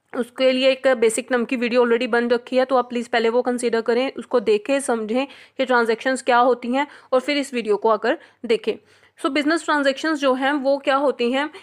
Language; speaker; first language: Hindi; non-native, local second language; Punjabi